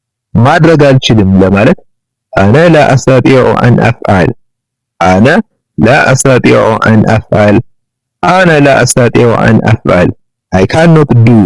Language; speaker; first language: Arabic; non-native, learner; Amharic